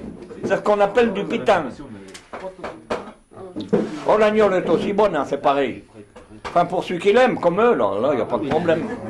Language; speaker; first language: French; native; French